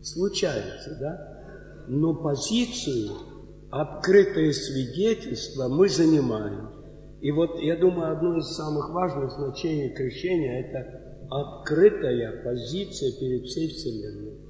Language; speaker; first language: Russian; native; Russian